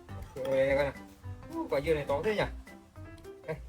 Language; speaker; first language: Vietnamese; native; Vietnamese